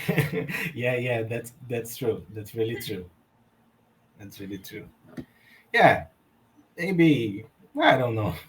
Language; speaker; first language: English; non-native, learner; Portuguese